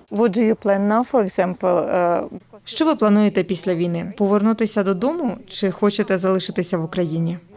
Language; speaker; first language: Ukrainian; native; Ukrainian